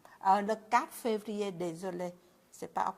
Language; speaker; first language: French; non-native, learner; Vietnamese